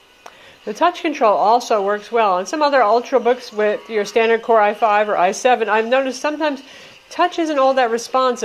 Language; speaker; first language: English; native; English